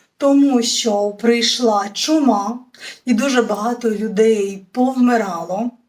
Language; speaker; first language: Ukrainian; native; Ukrainian